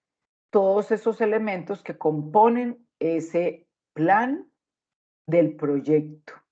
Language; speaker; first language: Spanish; native; Spanish